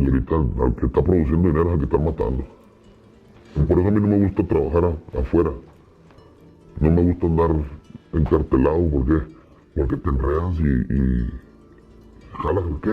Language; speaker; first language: Spanish; native; Spanish